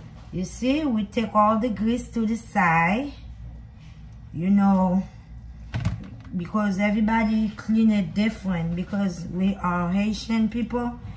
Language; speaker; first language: English; non-native, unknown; Haitian Creole